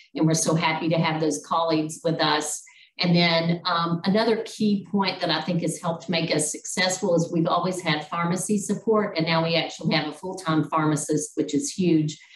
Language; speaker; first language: English; native; English